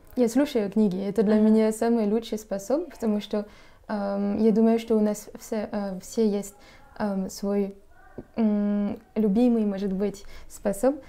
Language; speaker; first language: Russian; non-native, fluent; French